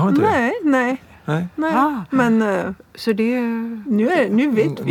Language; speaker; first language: Swedish; non-native, fluent; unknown